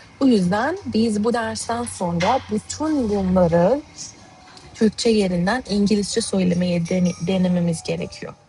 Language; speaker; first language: Turkish; non-native, fluent; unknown